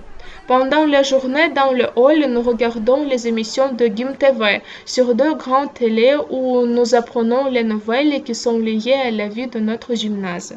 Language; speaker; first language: French; non-native, learner; Russian